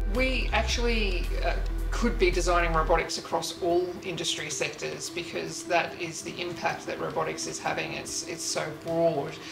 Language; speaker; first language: English; native; English